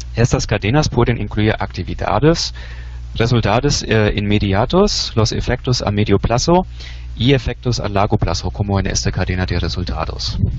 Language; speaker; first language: Spanish; non-native, fluent; German